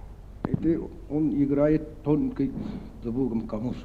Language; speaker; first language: Russian; non-native, local second language; Yakut